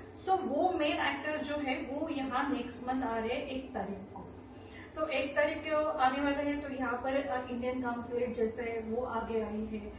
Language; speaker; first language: Hindi; non-native, local second language; Marathi